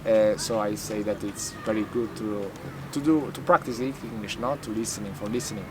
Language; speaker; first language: English; non-native, learner; Italian